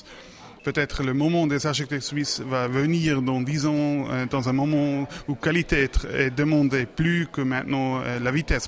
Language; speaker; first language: French; non-native, local second language; German